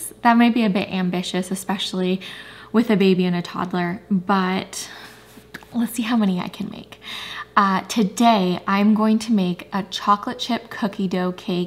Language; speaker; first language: English; native; English